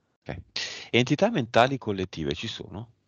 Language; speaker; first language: Italian; native; Italian